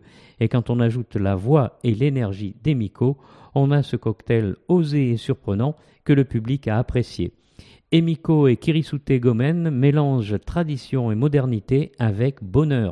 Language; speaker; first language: French; native; French